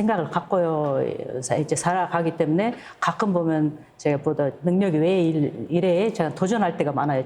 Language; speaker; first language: Korean; non-native, fluent; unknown